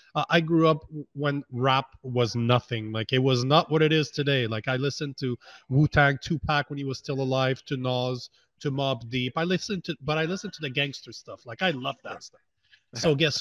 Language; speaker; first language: English; native; English